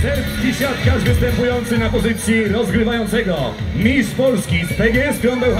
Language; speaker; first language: Polish; native; Polish